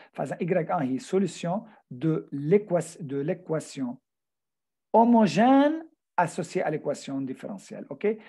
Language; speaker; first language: French; non-native, local second language; Arabic